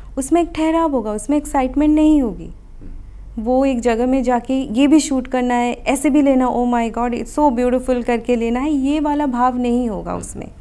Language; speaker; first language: Hindi; non-native, local second language; Odia